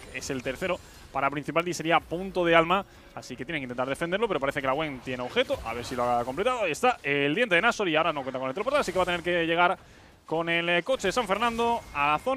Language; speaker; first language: Spanish; native; Spanish